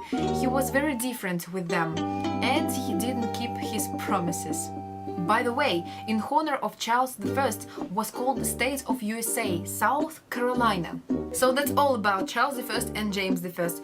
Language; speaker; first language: English; non-native, learner; Russian